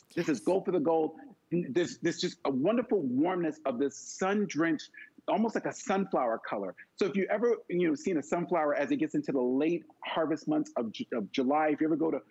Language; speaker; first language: English; native; English